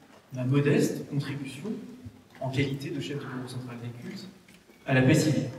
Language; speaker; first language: French; native; French